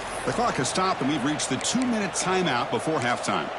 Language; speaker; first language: English; native; English